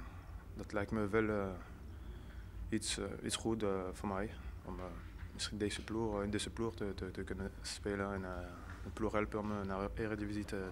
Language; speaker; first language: Dutch; non-native, fluent; French